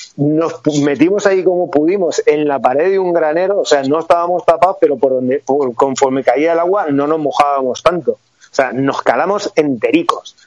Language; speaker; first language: Spanish; native; Spanish